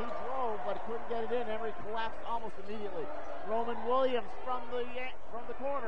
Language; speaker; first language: English; native; English